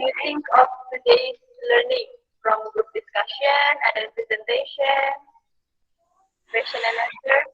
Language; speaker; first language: English; non-native, fluent; Indonesian